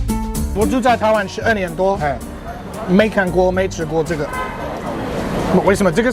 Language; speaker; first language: Chinese; non-native, fluent; English